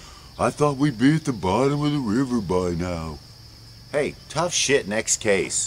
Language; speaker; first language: English; native; English